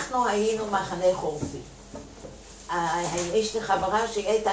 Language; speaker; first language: Hebrew; non-native, fluent; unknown